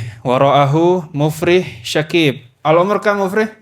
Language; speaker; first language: Arabic; non-native, learner; Indonesian